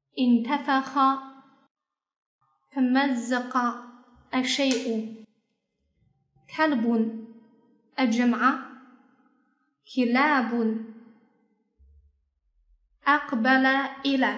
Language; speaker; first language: Arabic; non-native, fluent; Chinese